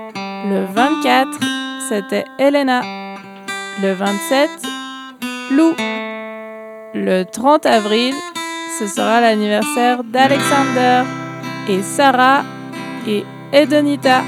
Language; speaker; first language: French; native; French